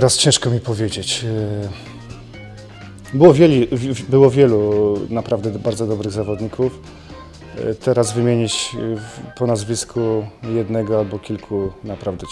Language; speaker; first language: Polish; native; Polish